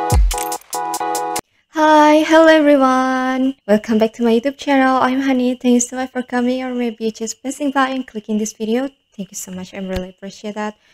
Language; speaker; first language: English; non-native, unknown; Indonesian